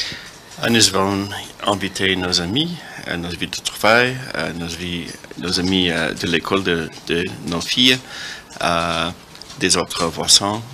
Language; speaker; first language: French; non-native, learner; English